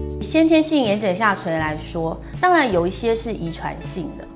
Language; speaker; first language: Chinese; native; Chinese